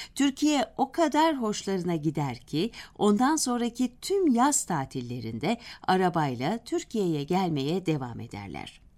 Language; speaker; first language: Turkish; native; Turkish